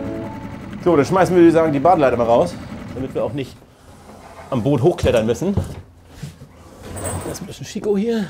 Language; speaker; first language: German; native; German